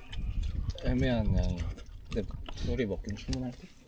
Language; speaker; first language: Korean; native; Korean